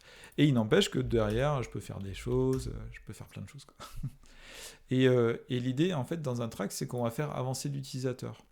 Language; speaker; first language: French; native; French